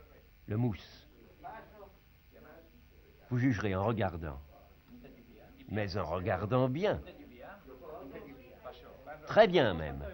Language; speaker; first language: French; native; French